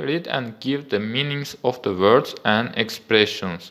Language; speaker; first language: English; non-native, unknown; Azerbaijani